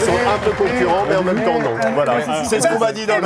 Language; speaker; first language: French; native; French